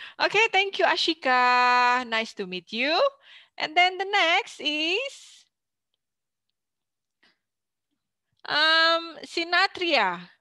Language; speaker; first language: English; non-native, fluent; Indonesian